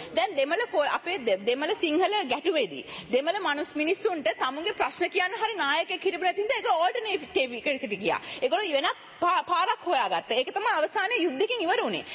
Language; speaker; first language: Sinhala; native; Sinhala